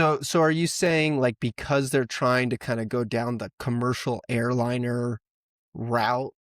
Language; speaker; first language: English; native; English